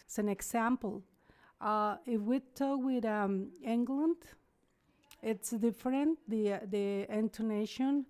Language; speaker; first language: English; non-native, learner; Spanish